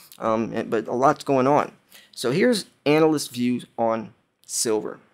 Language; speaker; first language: English; native; English